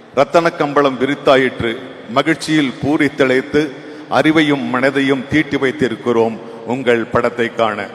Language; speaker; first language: Tamil; native; Tamil